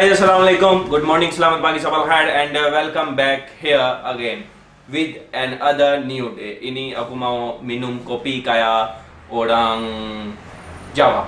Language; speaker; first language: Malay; non-native, learner; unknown